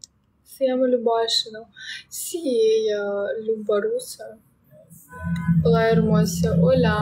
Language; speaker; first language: Spanish; non-native, learner; Russian